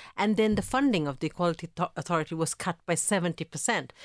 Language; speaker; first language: English; early bilingual, other home language; Italian